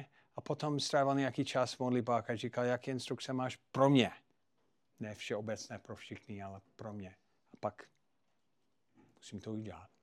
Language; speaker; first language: Czech; non-native, fluent; English